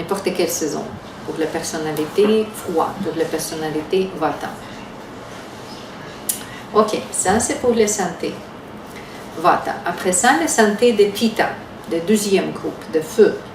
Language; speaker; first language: French; non-native, fluent; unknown